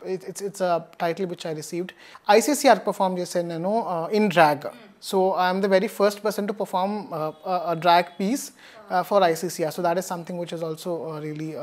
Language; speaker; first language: Telugu; native; Telugu